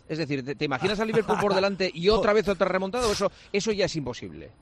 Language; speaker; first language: Spanish; native; Spanish